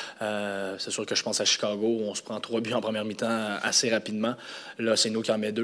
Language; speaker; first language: French; native; French